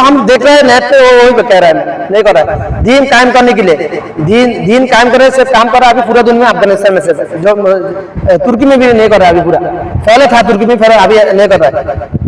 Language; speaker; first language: Hindi; non-native, fluent; Bangla